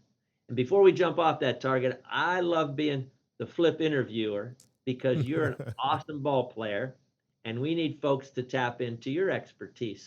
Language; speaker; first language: English; native; English